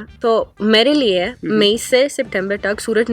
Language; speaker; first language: Hindi; non-native, fluent; Norwegian